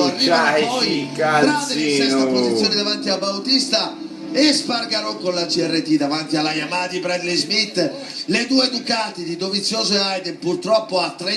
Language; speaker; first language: Italian; native; Italian